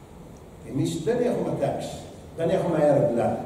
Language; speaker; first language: Greek; non-native, learner; Arabic